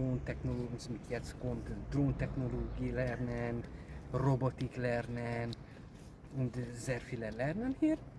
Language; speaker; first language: German; non-native, learner; Hungarian